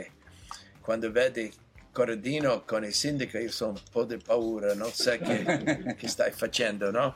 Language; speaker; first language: Italian; non-native, learner; English